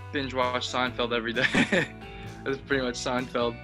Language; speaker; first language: English; native; English